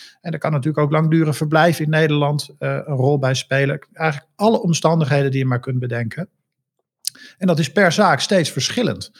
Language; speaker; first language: Dutch; native; Dutch